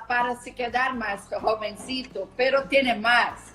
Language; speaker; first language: Spanish; non-native, learner; Portuguese